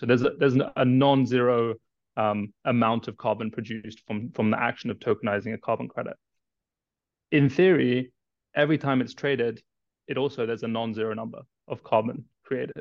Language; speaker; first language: English; native; English